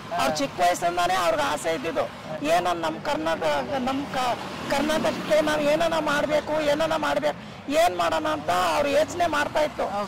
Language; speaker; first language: Kannada; non-native, local second language; Marathi